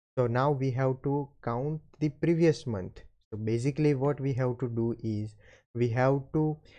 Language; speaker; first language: English; non-native, local second language; Gujarati